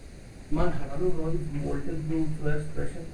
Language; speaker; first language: German; non-native, fluent; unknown